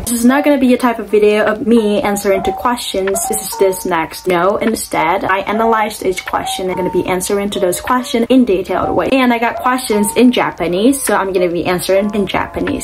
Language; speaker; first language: English; non-native, fluent; Japanese